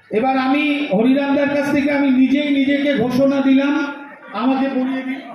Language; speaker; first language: Bangla; native; Bangla